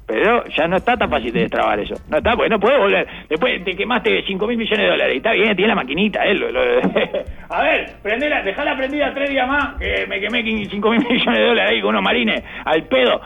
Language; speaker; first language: Spanish; native; Spanish